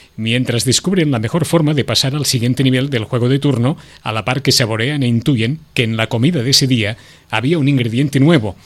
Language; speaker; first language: Spanish; non-native, local second language; Catalan